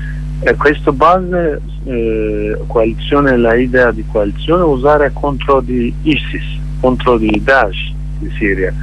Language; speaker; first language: Italian; non-native, learner; Kurdish